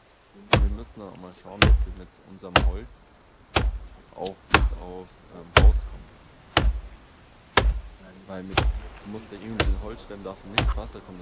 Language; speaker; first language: German; native; German